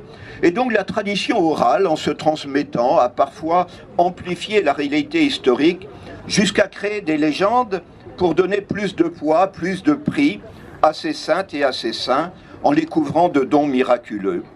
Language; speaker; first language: French; native; French